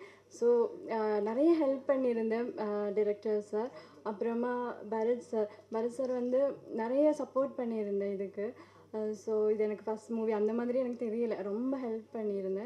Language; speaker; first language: Tamil; non-native, learner; Malayalam